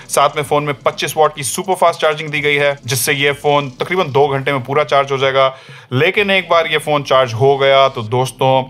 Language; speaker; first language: Urdu; native; Urdu